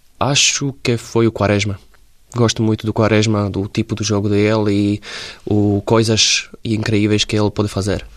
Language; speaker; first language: Portuguese; non-native, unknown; Slovak